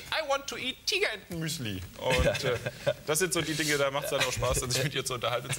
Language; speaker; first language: German; native; German